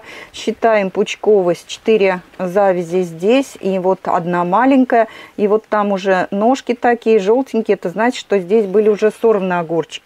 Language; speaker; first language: Russian; native; Russian